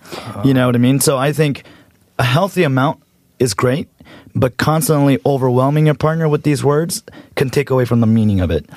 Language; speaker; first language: English; native; English